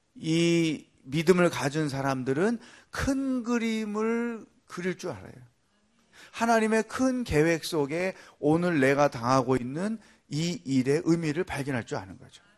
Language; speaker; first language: Korean; native; Korean